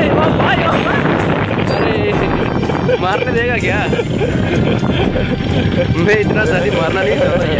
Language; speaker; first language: Hindi; non-native, local second language; Kok Borok